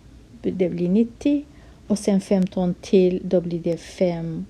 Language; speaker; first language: Swedish; non-native, fluent; Kurdish